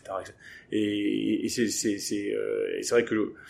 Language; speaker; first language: French; early bilingual, other home language; English